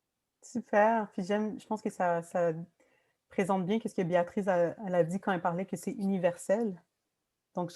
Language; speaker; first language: French; native; French